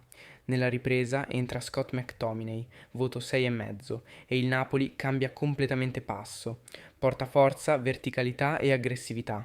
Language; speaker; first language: Italian; native; Italian